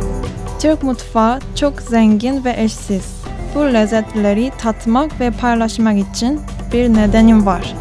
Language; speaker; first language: Turkish; non-native, fluent; Korean